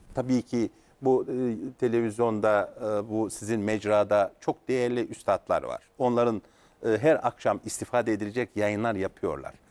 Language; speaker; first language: Turkish; native; Turkish